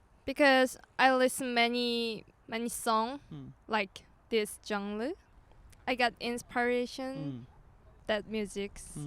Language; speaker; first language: English; non-native, learner; Korean